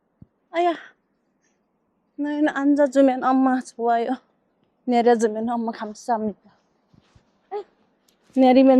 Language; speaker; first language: Korean; non-native, learner; Nepali